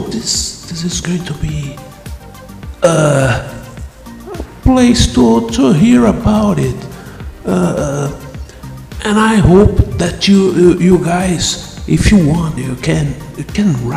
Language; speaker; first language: English; non-native, fluent; Portuguese